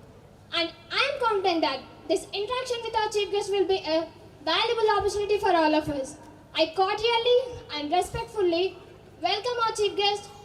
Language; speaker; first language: English; non-native, local second language; Telugu